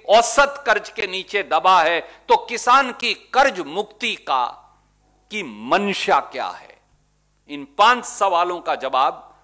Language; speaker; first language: Hindi; native; Hindi